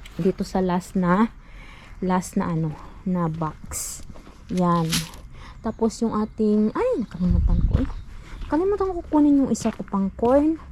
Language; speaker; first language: Filipino; non-native, local second language; Cebuano